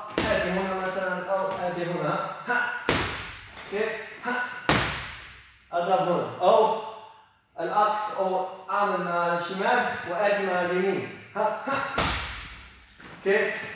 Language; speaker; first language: Arabic; non-native, learner; Polish